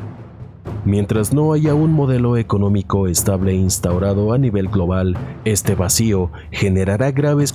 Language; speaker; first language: Spanish; native; Spanish